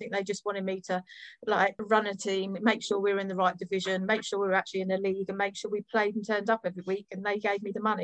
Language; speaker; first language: English; native; English